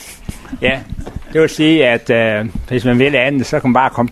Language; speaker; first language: Danish; native; Danish